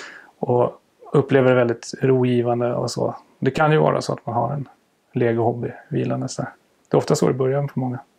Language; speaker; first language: Swedish; native; Swedish